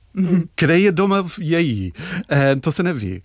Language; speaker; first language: Czech; non-native, fluent; English